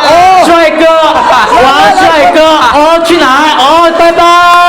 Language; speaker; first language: Chinese; non-native, learner; Korean